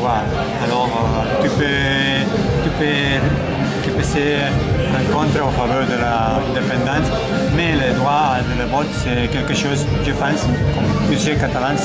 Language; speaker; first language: French; non-native, learner; Catalan